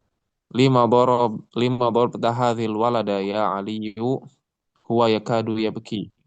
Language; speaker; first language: Arabic; non-native, learner; Indonesian